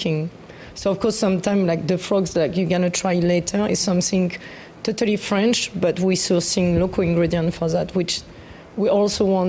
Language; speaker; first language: English; non-native, fluent; French